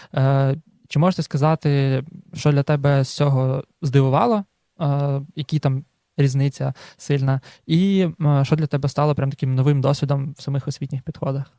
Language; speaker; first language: Ukrainian; native; Ukrainian